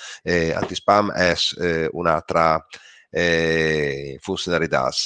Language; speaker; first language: Spanish; non-native, learner; Italian